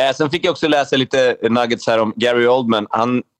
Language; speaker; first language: Swedish; native; Swedish